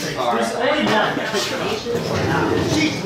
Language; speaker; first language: English; native; English